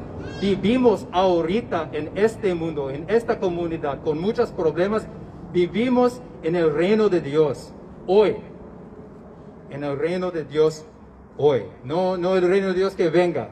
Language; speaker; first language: Spanish; non-native, learner; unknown